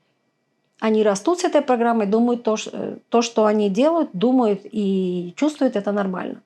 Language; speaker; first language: Russian; native; Russian